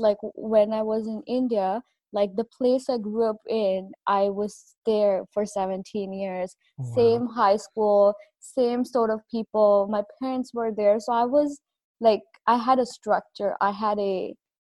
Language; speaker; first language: English; non-native, local second language; Punjabi